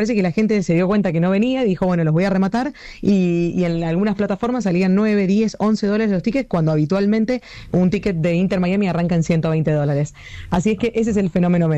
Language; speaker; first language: Spanish; native; Spanish